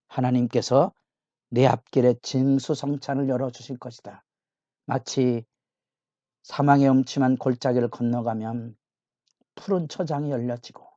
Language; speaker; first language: Korean; native; Korean